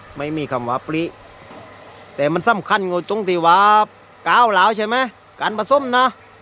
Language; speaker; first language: Thai; native; Thai